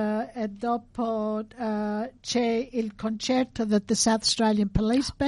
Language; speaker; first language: Italian; early bilingual, heritage; English